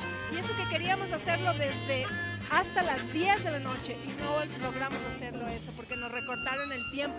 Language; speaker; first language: Spanish; native; Spanish